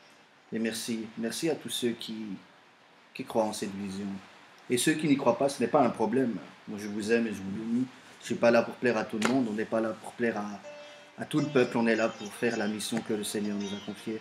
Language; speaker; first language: French; native; French